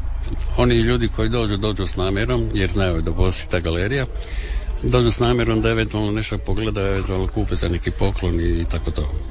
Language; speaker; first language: Serbian; native; Serbian